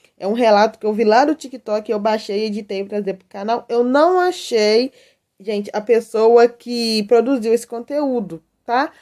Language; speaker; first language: Portuguese; native; Portuguese